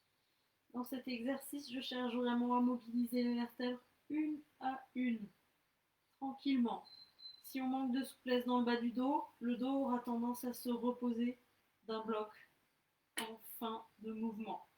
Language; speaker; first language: French; native; French